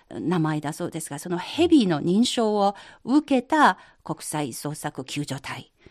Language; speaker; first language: Japanese; non-native, fluent; Chinese